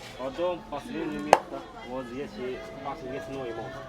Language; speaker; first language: Russian; non-native, learner; Chinese